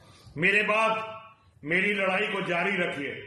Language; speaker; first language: Hindi; native; Hindi